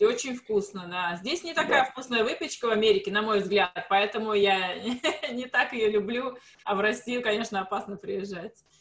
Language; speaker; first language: Russian; native; Russian